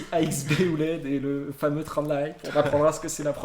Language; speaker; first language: French; native; French